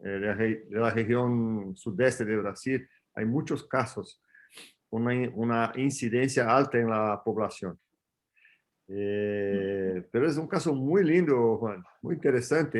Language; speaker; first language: Spanish; non-native, fluent; Portuguese